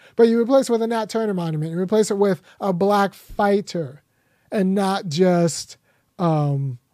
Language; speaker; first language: English; early bilingual, other home language; Akan